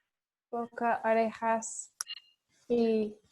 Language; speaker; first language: Spanish; non-native, learner; English